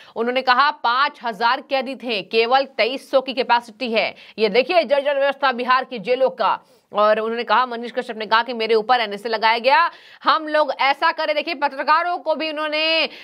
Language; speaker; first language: Hindi; native; Hindi